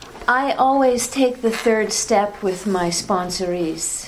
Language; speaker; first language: English; native; English